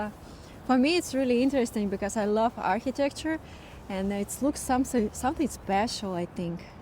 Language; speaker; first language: English; non-native, learner; Spanish